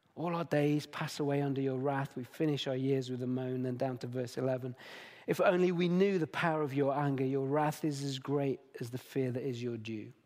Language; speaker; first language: English; native; English